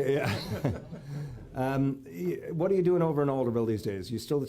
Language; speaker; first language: English; native; English